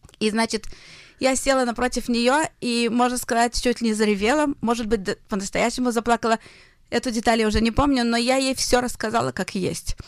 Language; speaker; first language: Russian; early bilingual, heritage; Hebrew